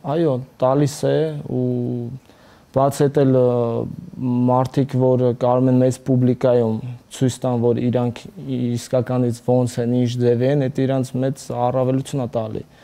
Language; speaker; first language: Armenian; early bilingual, heritage; Armenian